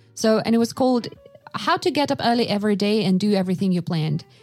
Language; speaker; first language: English; non-native, fluent; Russian